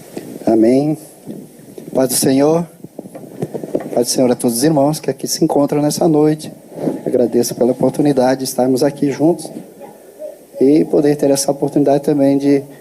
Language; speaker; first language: Portuguese; native; Portuguese